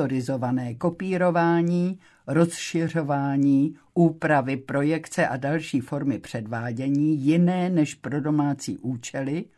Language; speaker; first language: Czech; native; Czech